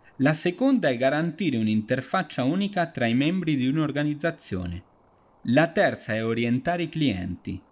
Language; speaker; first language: Italian; non-native, fluent; Spanish